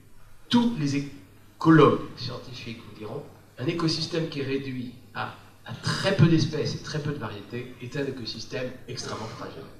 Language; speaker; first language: French; native; French